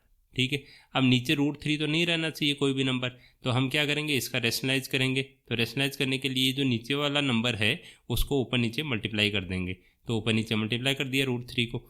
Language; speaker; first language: Hindi; native; Hindi